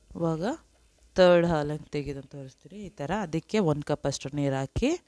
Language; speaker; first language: Kannada; non-native, local second language; Urdu